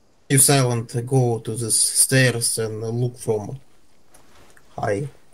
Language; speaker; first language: English; non-native, learner; Russian